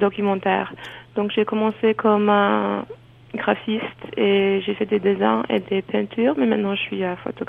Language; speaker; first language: French; non-native, fluent; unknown